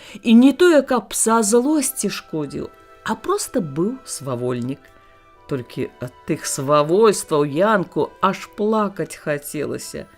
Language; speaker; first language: Belarusian; native; Belarusian